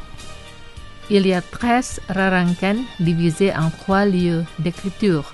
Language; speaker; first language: French; non-native, fluent; Indonesian